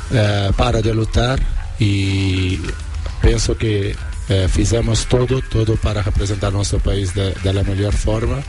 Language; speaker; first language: Spanish; non-native, learner; Kabuverdianu